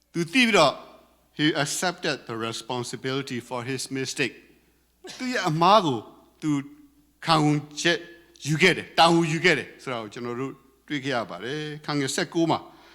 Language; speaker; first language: Burmese; non-native, local second language; Karen languages